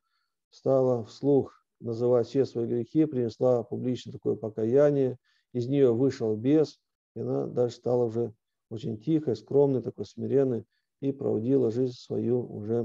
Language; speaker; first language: Russian; native; Russian